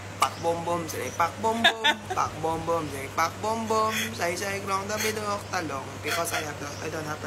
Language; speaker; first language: English; non-native, learner; Thai